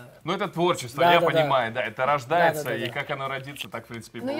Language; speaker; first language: Russian; native; Russian